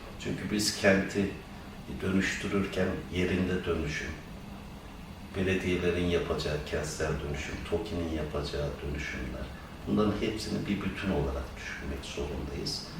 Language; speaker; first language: Turkish; native; Turkish